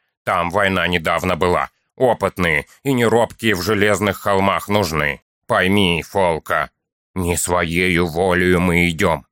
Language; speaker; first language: Russian; native; Russian